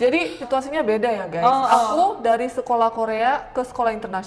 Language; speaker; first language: Indonesian; early bilingual, other home language; Korean